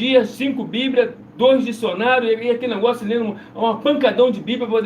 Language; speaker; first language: Portuguese; native; Portuguese